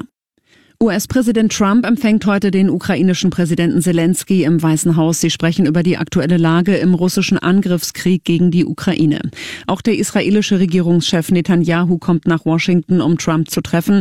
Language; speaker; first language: German; native; German